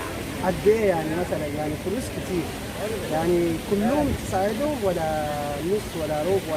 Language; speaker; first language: Arabic; non-native, fluent; Oromo